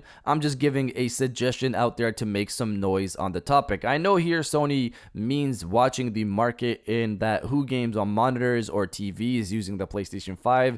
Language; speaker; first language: English; native; English